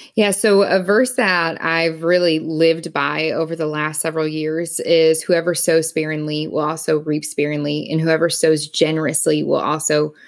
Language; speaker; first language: English; native; English